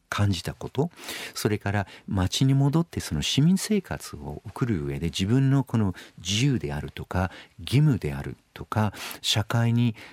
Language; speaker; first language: Japanese; non-native, fluent; English